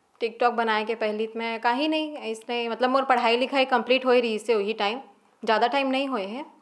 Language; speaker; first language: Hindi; native; Hindi